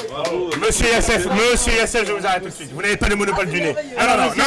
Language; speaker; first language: French; native; French